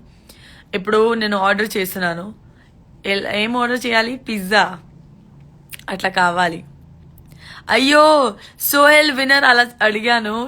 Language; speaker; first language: Telugu; non-native, local second language; Gujarati